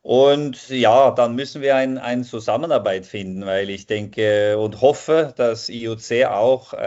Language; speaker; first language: German; non-native, fluent; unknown